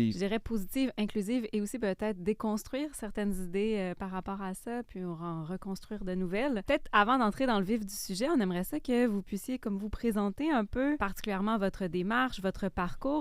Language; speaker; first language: French; native; French